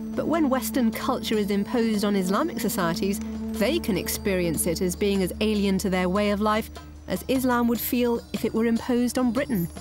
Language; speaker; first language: English; native; English